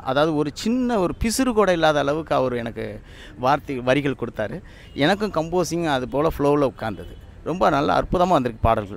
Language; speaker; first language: Tamil; native; Tamil